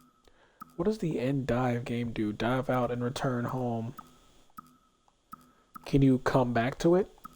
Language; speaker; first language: English; native; English